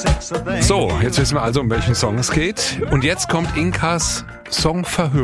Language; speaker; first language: German; native; German